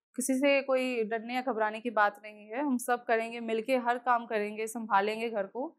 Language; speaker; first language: Hindi; native; Hindi